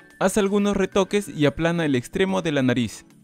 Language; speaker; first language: Spanish; native; Spanish